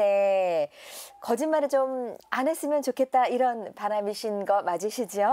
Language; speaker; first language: Korean; native; Korean